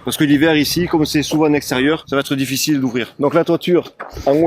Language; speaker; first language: French; native; French